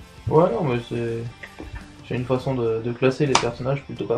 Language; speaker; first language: French; native; French